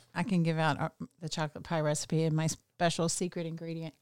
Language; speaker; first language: English; native; English